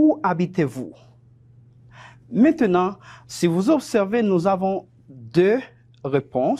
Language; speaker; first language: French; non-native, fluent; Spanish